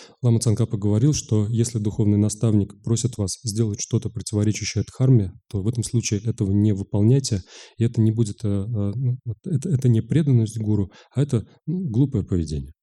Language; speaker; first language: Russian; native; Russian